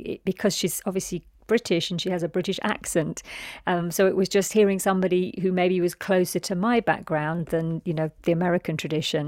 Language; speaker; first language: English; native; English